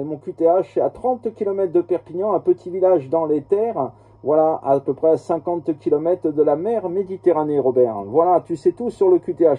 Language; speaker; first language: French; native; French